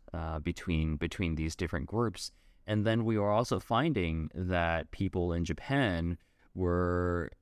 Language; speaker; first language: English; native; English